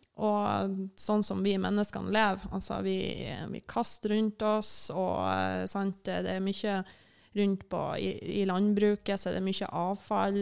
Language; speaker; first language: Norwegian; native; Norwegian